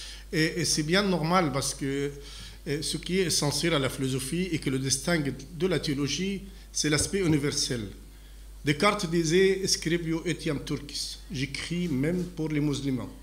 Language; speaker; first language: French; non-native, fluent; Arabic